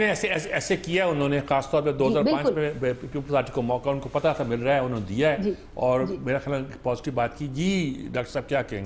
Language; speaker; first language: Urdu; native; Urdu